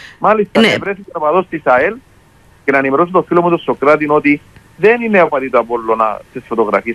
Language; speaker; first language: Greek; native; Greek